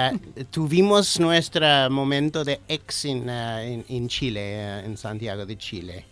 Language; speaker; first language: Spanish; non-native, fluent; English